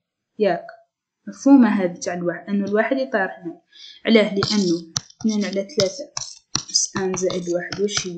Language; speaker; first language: Arabic; native; Arabic